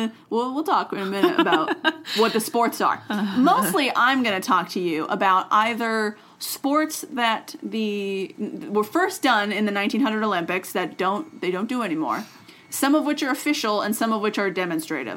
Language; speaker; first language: English; native; English